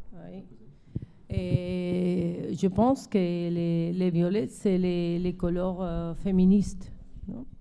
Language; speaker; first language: French; non-native, learner; Spanish